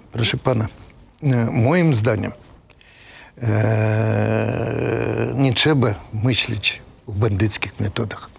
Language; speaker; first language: Polish; non-native, fluent; Russian